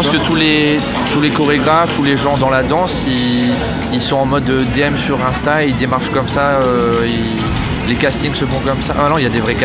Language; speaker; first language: French; native; French